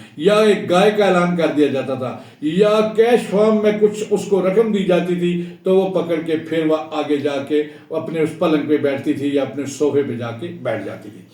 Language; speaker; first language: Urdu; non-native, local second language; Punjabi